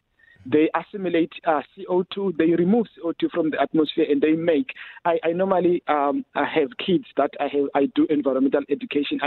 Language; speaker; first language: English; non-native, local second language; Xhosa